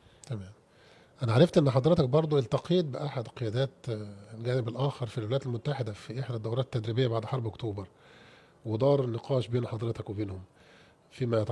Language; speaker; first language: Arabic; native; Arabic